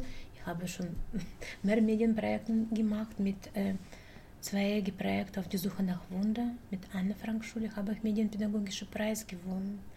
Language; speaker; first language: German; non-native, learner; Russian